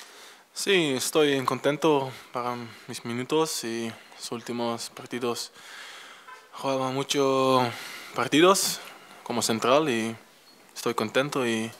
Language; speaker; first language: Spanish; non-native, fluent; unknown